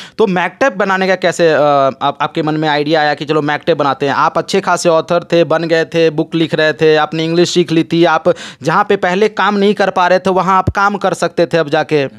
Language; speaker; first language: Hindi; native; Hindi